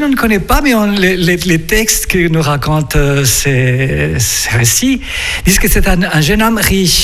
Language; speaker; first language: French; non-native, fluent; Spanish